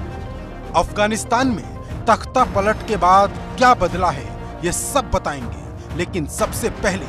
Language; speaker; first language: Hindi; native; Hindi